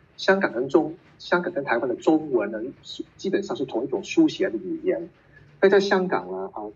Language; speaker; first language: Chinese; non-native, local second language; Cantonese